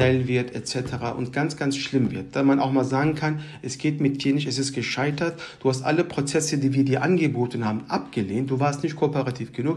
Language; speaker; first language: German; early bilingual, other home language; Turkish